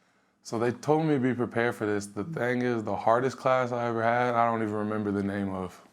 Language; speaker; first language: English; native; English